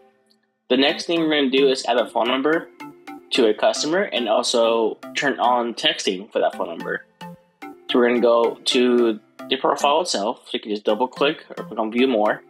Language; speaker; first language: English; native; English